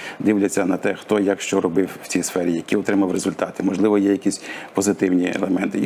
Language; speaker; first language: Ukrainian; native; Ukrainian